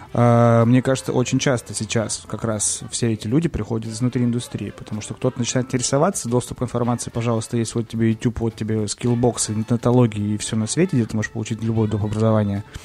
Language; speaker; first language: Russian; native; Russian